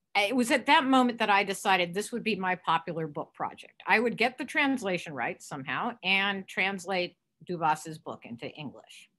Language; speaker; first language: English; native; English